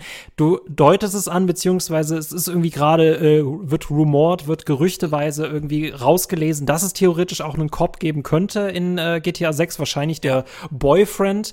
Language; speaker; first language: German; native; German